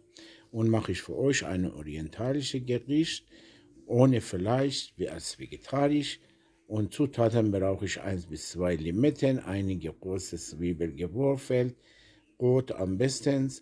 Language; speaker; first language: German; non-native, learner; Persian